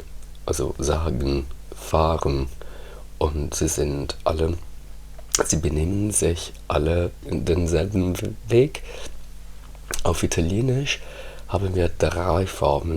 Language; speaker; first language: German; non-native, fluent; Italian